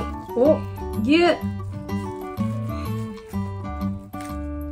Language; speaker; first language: Japanese; native; Japanese